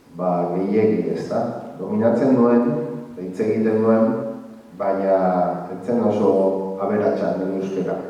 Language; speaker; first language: Basque; non-native, local second language; Spanish